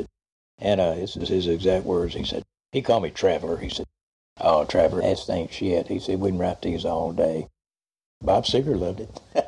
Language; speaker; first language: English; native; English